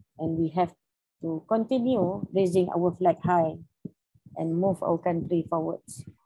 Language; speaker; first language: English; non-native, local second language; Malay